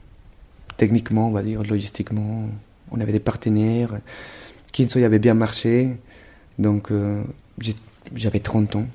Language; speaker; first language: French; non-native, fluent; Spanish